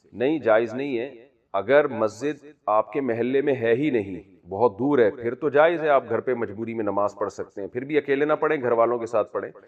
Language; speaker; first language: Urdu; native; Urdu